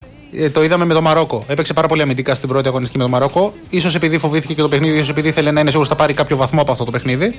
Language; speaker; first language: Greek; native; Greek